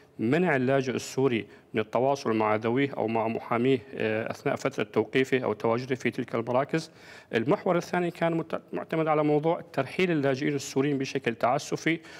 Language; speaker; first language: Arabic; native; Arabic